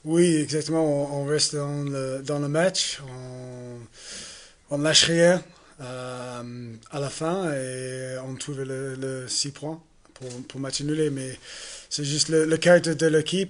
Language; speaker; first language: French; non-native, learner; English